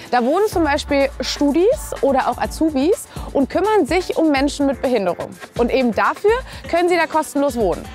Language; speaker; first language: German; native; German